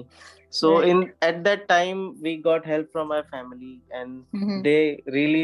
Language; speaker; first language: English; non-native, local second language; Hindi